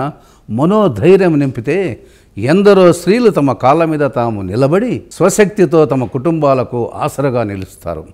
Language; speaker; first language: Telugu; native; Telugu